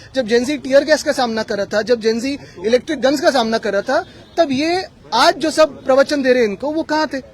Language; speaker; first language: Hindi; non-native, local second language; Marathi